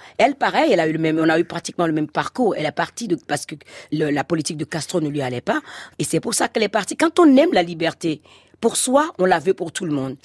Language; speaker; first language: French; non-native, local second language; Fon